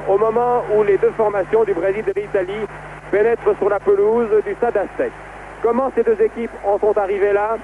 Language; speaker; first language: French; native; French